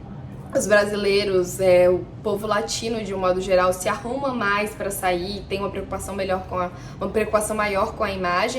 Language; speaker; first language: Portuguese; native; Portuguese